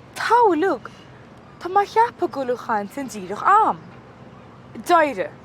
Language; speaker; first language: Irish; native; Irish